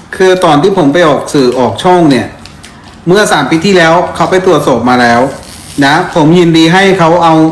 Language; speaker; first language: Thai; non-native, fluent; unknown